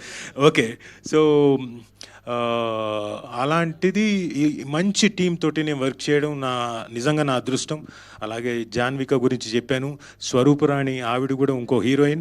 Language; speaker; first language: Telugu; native; Telugu